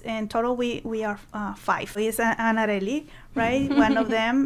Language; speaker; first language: English; non-native, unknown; Spanish